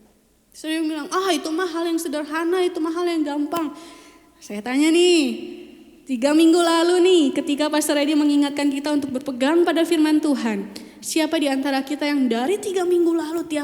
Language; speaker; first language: Indonesian; native; Indonesian